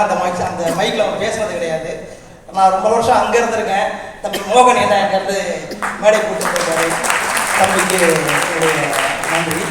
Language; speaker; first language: Tamil; native; Tamil